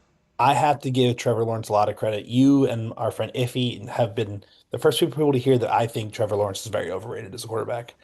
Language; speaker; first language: English; native; English